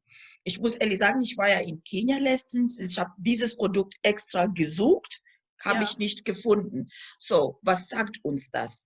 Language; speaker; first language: German; non-native, fluent; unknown